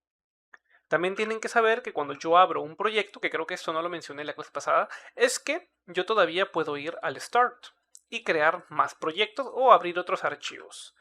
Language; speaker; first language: Spanish; native; Spanish